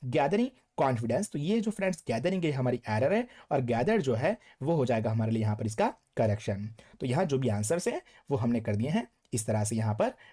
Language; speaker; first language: Hindi; non-native, local second language; Gujarati